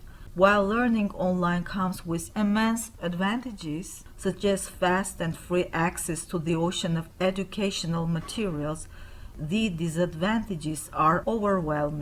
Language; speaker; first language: English; non-native, fluent; Armenian